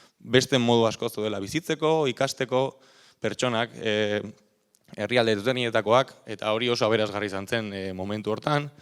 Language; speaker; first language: Basque; native; Basque